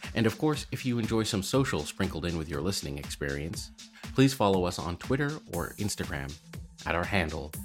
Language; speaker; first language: English; native; English